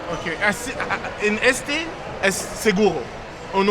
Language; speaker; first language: Spanish; non-native, learner; English